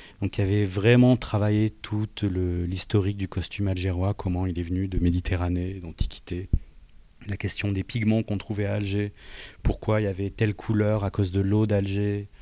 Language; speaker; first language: French; native; French